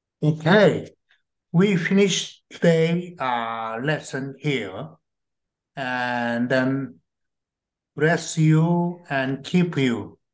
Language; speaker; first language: English; non-native, learner; Korean